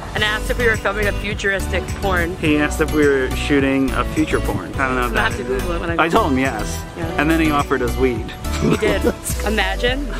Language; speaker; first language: English; native; English